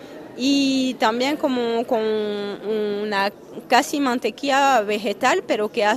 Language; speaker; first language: Spanish; non-native, fluent; French